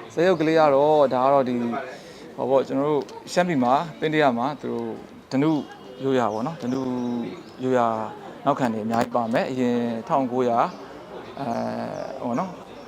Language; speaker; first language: Burmese; non-native, local second language; Shan